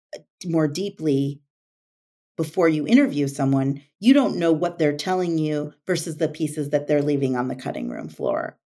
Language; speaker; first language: English; native; English